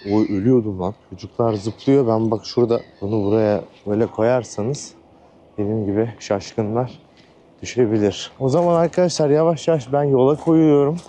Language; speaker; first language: Turkish; native; Turkish